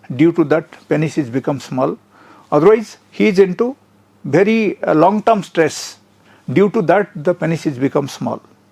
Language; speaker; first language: English; non-native, local second language; Telugu